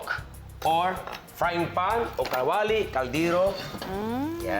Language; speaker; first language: Filipino; native; Filipino